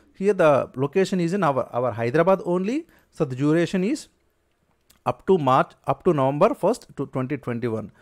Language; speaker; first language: English; non-native, local second language; Telugu